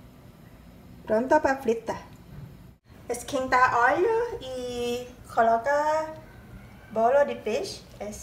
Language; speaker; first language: Portuguese; non-native, learner; Thai